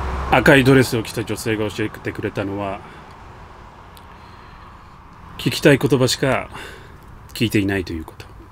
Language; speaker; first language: Japanese; native; Japanese